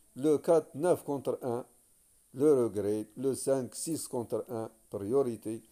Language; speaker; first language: French; non-native, local second language; Arabic